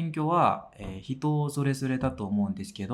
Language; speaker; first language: Japanese; non-native, fluent; Burmese